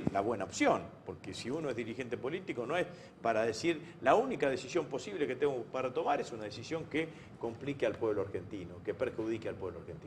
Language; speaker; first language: Spanish; native; Spanish